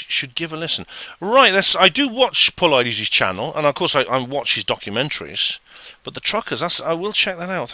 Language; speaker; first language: English; native; English